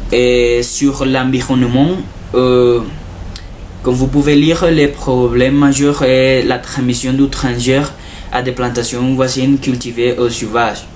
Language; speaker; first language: French; non-native, learner; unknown